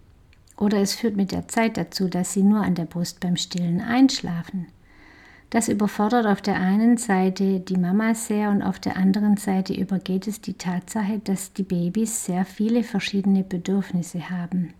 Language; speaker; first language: German; native; German